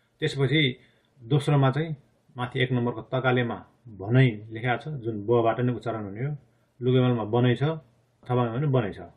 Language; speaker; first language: Nepali; non-native, local second language; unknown